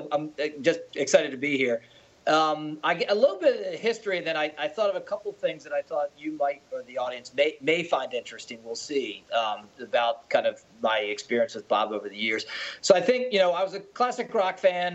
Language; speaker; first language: English; native; English